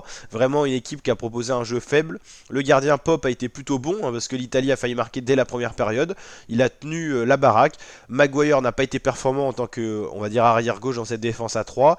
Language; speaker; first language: French; native; French